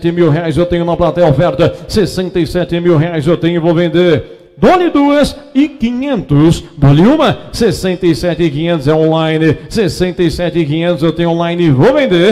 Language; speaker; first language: Portuguese; native; Portuguese